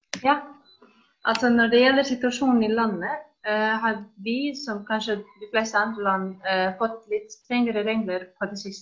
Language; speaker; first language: Swedish; non-native, fluent; Icelandic